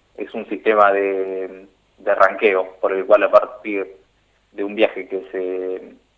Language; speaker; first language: Spanish; native; Spanish